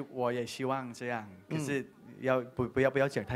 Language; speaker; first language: Chinese; non-native, learner; Thai